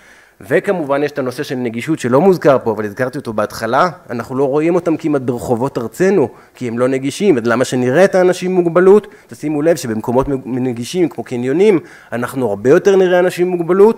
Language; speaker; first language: Hebrew; native; Hebrew